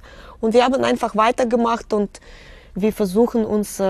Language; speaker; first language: German; non-native, fluent; Russian